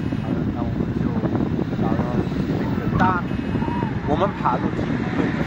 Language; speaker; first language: Chinese; non-native, fluent; English